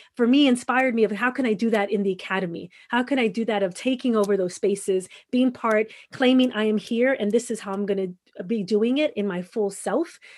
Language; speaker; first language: English; native; English